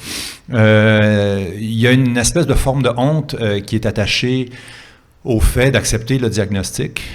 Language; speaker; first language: French; native; French